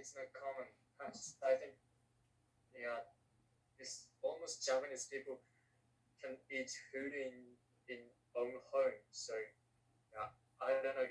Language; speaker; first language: English; non-native, learner; Korean